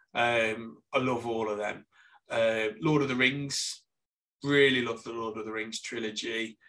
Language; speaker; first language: English; native; English